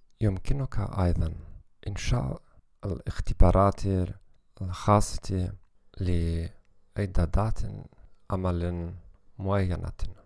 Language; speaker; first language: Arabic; non-native, learner; German